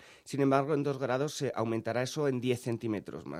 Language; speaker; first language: Spanish; native; Spanish